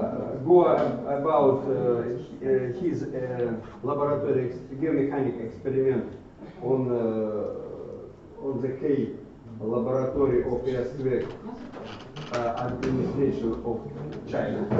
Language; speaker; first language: English; non-native, learner; Russian